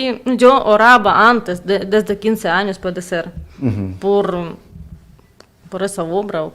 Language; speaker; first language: Spanish; non-native, learner; Russian